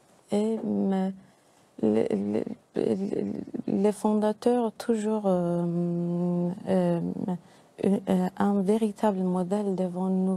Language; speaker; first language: French; non-native, learner; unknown